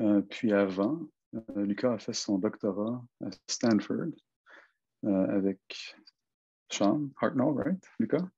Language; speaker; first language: French; native; French